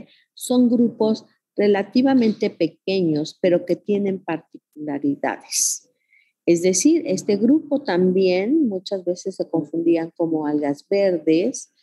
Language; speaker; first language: Spanish; native; Spanish